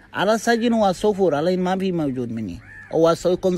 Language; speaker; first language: Arabic; non-native, learner; Bangla